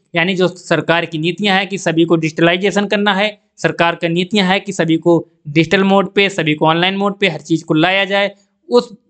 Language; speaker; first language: Hindi; native; Hindi